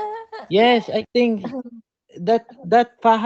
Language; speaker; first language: English; non-native, learner; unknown